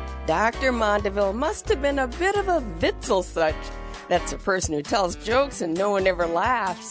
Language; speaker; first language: English; native; English